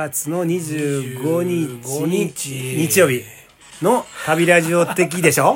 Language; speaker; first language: Japanese; native; Japanese